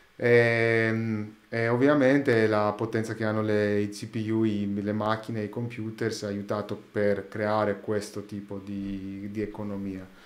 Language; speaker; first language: Italian; non-native, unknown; Greek